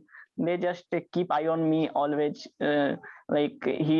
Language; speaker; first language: English; non-native, learner; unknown